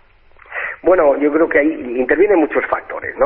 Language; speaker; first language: Spanish; native; Spanish